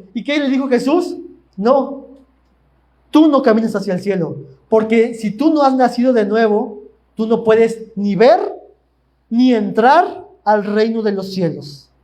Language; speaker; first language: Spanish; native; Spanish